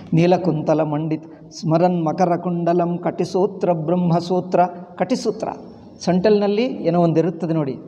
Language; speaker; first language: Kannada; non-native, fluent; Telugu